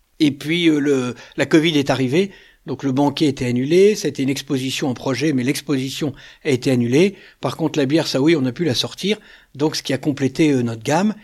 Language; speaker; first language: French; native; French